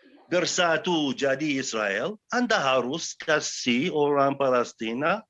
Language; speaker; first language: Indonesian; non-native, fluent; Arabic